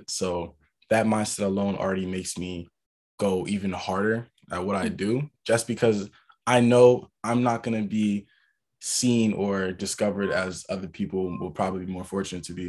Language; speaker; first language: English; native; English